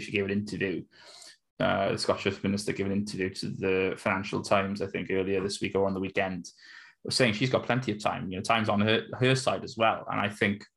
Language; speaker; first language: English; native; English